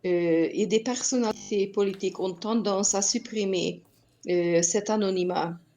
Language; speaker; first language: French; non-native, fluent; Hungarian